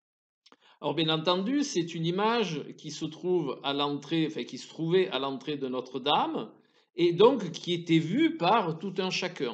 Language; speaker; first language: French; native; French